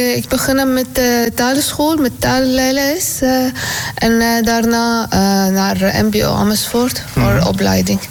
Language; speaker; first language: Dutch; non-native, learner; Arabic